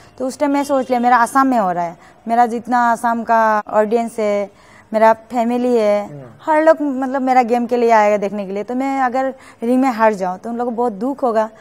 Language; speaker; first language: Hindi; non-native, local second language; Assamese